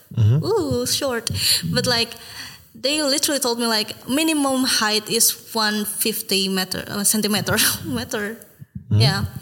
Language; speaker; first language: English; non-native, fluent; Indonesian